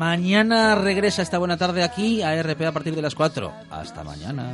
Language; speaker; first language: Spanish; native; Spanish